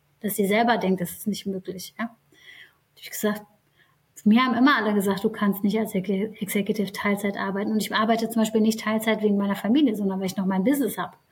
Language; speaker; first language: German; early bilingual, other home language; Turkish